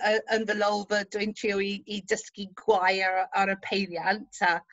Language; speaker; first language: Welsh; non-native, local second language; English